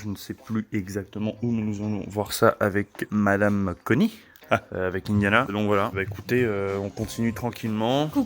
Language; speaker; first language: French; native; French